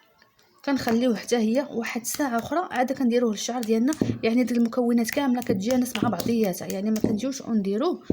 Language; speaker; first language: Arabic; native; Arabic